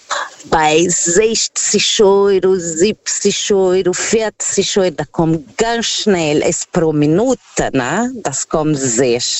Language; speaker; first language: German; non-native, fluent; Portuguese